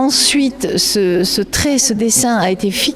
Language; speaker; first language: French; native; French